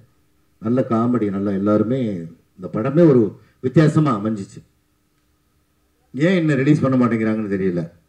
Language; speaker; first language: Tamil; native; Tamil